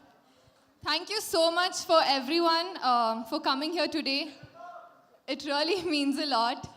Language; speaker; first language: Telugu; non-native, learner; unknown